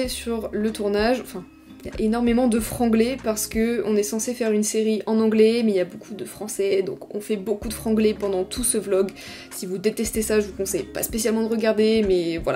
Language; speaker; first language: French; native; French